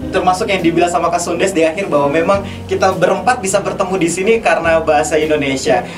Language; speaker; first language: Indonesian; native; Indonesian